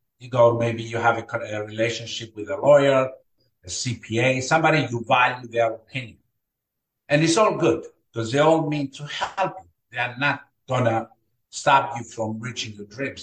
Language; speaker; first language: English; non-native, fluent; Greek